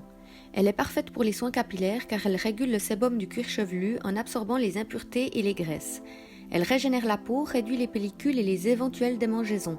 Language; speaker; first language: French; native; French